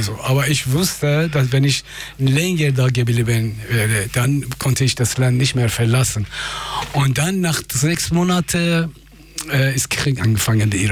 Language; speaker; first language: German; non-native, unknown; Persian